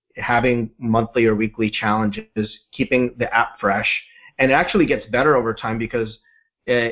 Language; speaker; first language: English; native; English